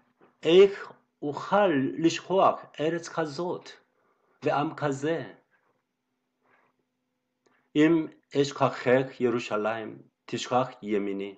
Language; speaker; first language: Hebrew; non-native, fluent; Korean